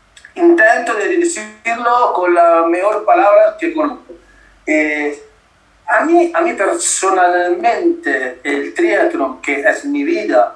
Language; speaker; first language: Spanish; non-native, learner; Italian